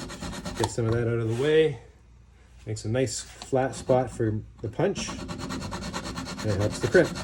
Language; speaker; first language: English; native; English